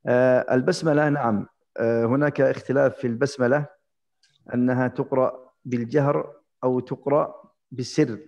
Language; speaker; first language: Arabic; native; Arabic